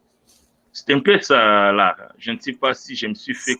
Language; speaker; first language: French; non-native, local second language; Luba-Lulua